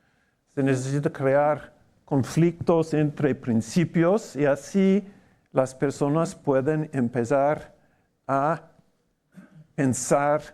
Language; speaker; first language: Spanish; non-native, fluent; English